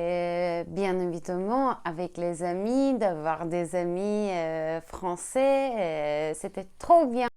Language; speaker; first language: French; non-native, learner; Turkish